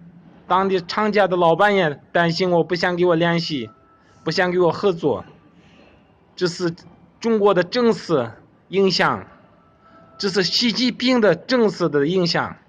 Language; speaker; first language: Chinese; non-native, local second language; Kazakh